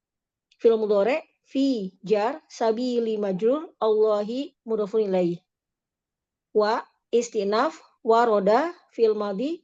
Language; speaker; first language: Arabic; non-native, learner; Indonesian